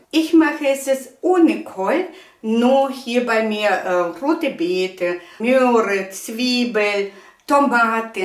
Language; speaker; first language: German; non-native, fluent; Russian